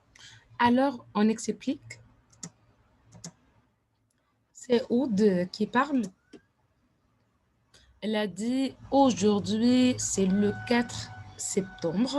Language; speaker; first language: French; non-native, fluent; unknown